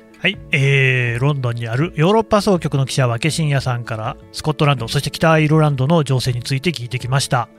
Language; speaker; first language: Japanese; native; Japanese